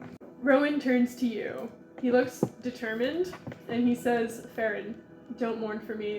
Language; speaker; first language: English; native; English